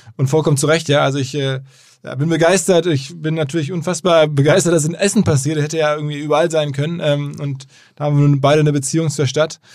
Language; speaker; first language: German; native; German